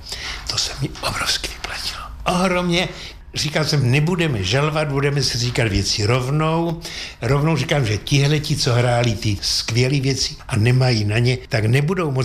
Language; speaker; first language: Czech; native; Czech